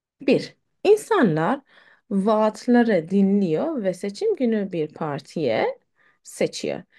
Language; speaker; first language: Turkish; non-native, fluent; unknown